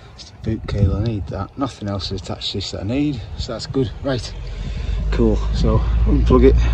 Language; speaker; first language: English; native; English